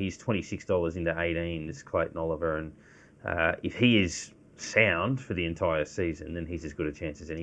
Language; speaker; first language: English; native; English